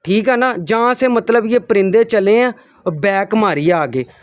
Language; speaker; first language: Urdu; non-native, local second language; Punjabi